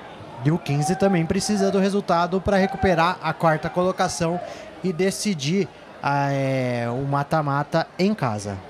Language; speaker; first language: Portuguese; native; Portuguese